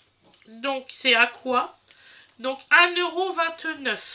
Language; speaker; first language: French; native; French